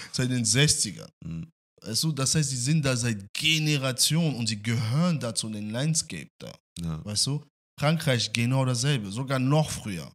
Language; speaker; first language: German; non-native, fluent; French